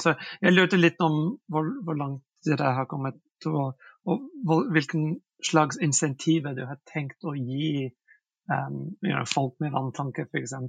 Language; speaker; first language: Norwegian; non-native, fluent; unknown